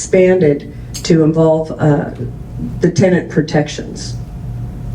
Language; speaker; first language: English; early bilingual, other home language; Cantonese